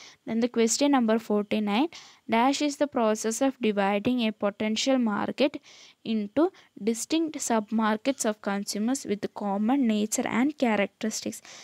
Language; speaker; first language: English; non-native, local second language; Malayalam